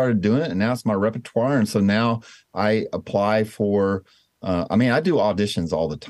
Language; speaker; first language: English; native; English